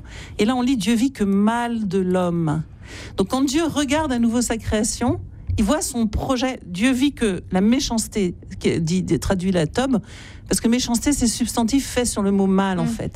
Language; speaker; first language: French; native; French